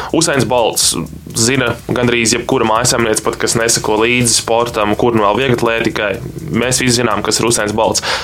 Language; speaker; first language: Latvian; native; Latvian